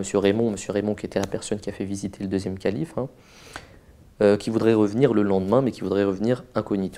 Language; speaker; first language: French; native; French